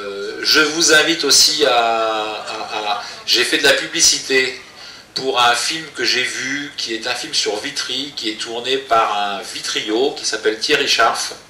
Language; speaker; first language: French; native; French